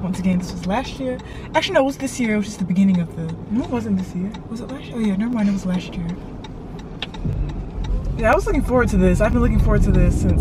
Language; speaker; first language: English; native; English